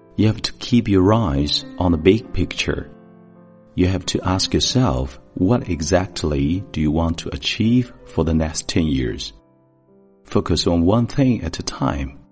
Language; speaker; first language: English; non-native, fluent; Chinese